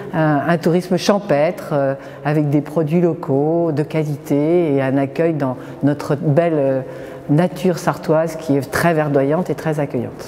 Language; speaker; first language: French; native; French